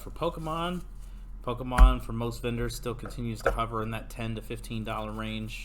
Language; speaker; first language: English; native; English